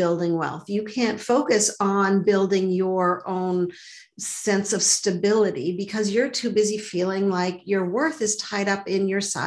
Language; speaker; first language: English; native; English